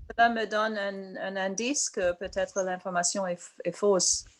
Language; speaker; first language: French; non-native, local second language; English